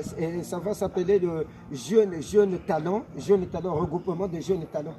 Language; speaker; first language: French; non-native, local second language; Lingala